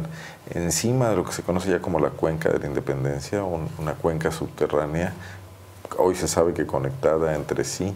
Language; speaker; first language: Spanish; native; Spanish